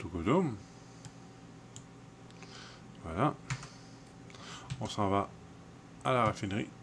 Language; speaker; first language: French; native; French